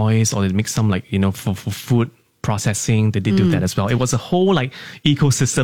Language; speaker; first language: English; native; English